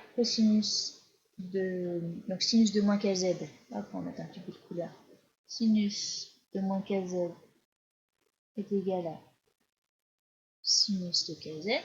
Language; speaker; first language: French; native; French